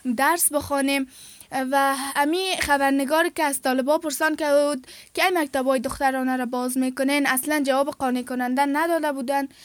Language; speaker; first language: Persian; native; Persian